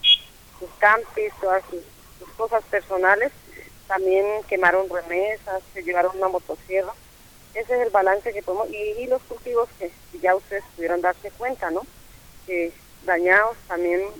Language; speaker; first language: Spanish; native; Spanish